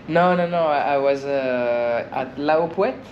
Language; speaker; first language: English; non-native, learner; French